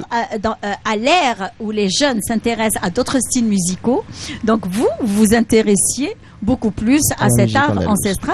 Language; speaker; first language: French; non-native, local second language; Arabic